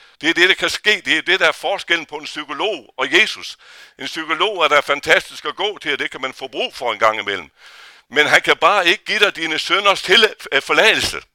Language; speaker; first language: Danish; native; Danish